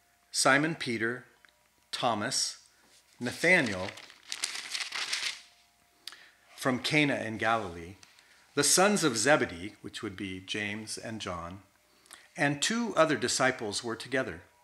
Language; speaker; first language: English; native; English